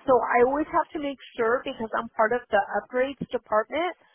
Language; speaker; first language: English; early bilingual, other home language; Spanish